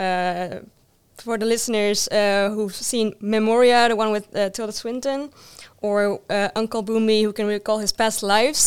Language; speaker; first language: English; non-native, fluent; Dutch